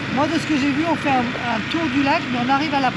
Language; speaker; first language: French; native; French